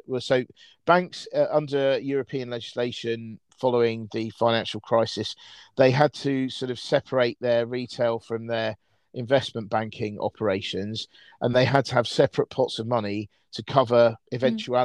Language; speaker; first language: English; native; English